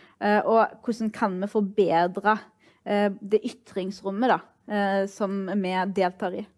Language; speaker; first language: Norwegian; early bilingual, other home language; Arabic